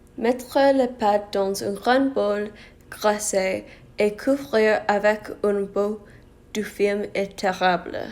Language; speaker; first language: French; non-native, learner; English